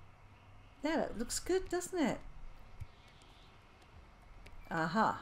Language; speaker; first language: English; native; English